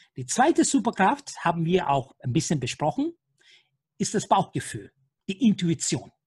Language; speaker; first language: German; non-native, fluent; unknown